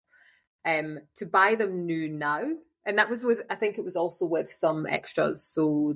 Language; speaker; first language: English; native; English